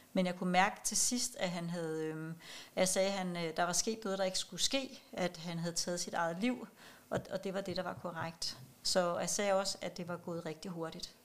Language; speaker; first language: Danish; non-native, local second language; Kalaallisut